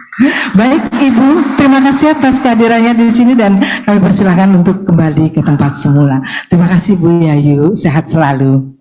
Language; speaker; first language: Indonesian; native; Indonesian